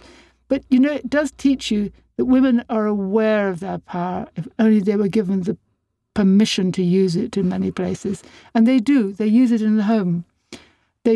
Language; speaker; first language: English; native; English